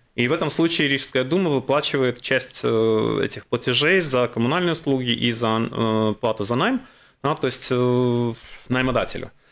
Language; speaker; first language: Russian; native; Russian